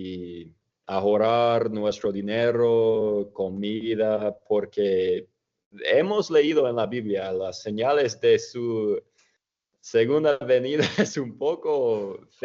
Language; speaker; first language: Spanish; non-native, fluent; English